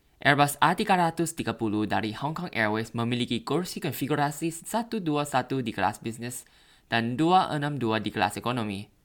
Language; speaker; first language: Indonesian; non-native, learner; Thai